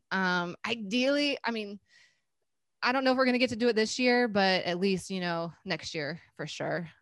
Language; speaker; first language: English; native; English